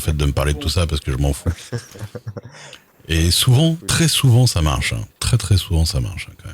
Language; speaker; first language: French; native; French